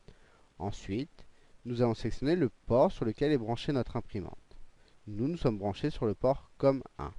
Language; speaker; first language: French; native; French